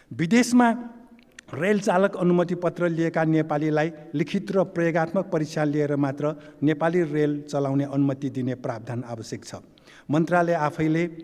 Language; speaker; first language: Nepali; non-native, local second language; Newari